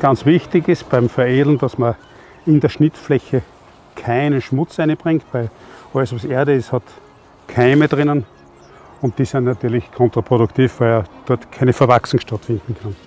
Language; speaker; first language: German; native; German